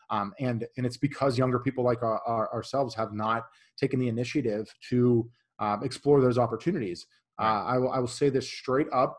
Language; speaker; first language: English; native; English